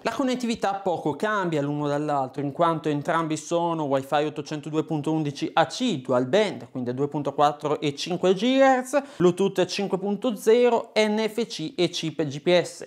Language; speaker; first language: Italian; native; Italian